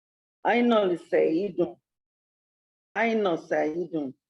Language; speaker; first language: Arabic; non-native, learner; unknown